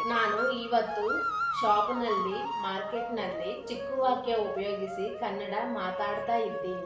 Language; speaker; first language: Kannada; non-native, learner; Telugu